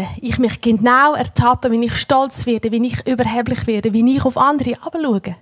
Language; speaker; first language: German; native; German